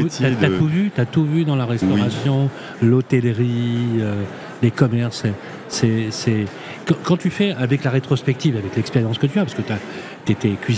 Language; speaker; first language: French; native; French